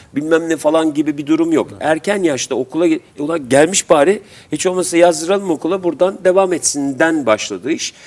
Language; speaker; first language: Turkish; native; Turkish